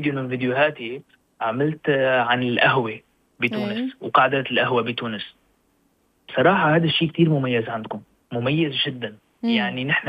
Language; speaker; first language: Arabic; native; Arabic